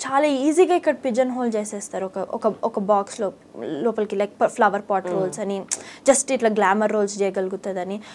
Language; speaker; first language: Telugu; early bilingual, heritage; Telugu